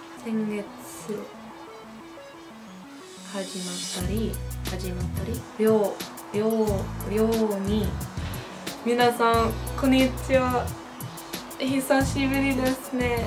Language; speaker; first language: Japanese; non-native, learner; English